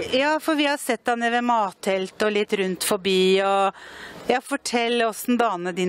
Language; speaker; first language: Norwegian; native; Norwegian